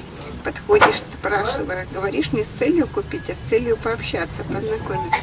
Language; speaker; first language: Russian; native; Russian